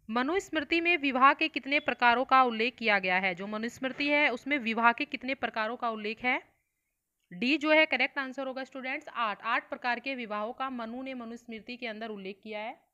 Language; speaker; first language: Hindi; native; Hindi